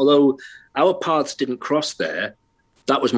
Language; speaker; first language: English; native; English